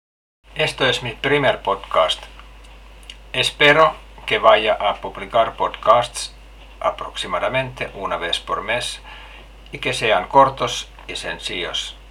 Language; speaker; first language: Spanish; non-native, learner; Finnish